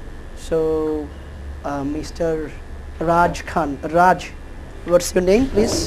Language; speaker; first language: English; non-native, fluent; Bangla